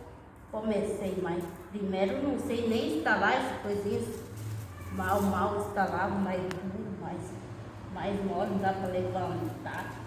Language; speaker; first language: Portuguese; non-native, local second language; Guarani